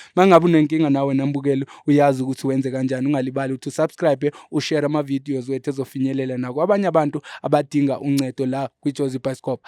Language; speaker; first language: Zulu; non-native, local second language; Xhosa